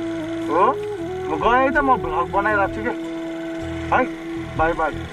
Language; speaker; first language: Hindi; non-native, learner; Nepali